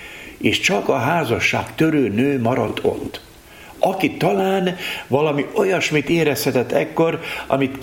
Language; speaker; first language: Hungarian; native; Hungarian